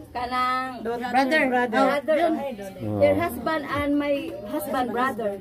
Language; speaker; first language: English; non-native, learner; Cebuano